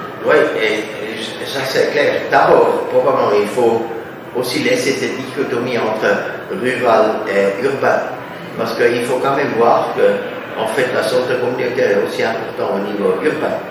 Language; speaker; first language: French; non-native, fluent; German